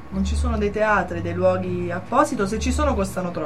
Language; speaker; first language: Italian; native; Italian